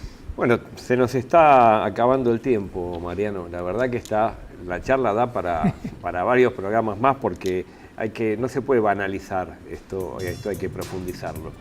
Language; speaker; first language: Spanish; native; Spanish